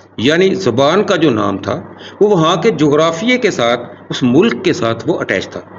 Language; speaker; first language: Urdu; non-native, local second language; Punjabi